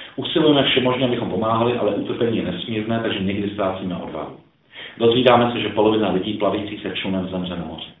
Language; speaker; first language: Czech; early bilingual, other home language; Croatian